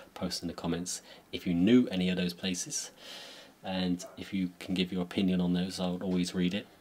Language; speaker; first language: English; native; English